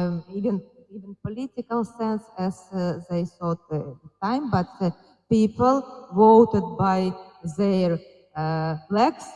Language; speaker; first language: English; non-native, fluent; Ukrainian